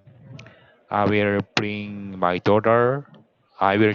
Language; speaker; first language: English; non-native, learner; Korean